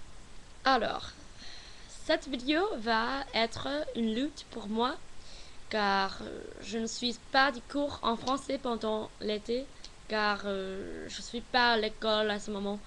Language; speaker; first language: French; non-native, learner; English